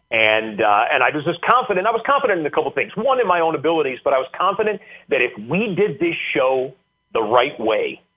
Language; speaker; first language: English; native; English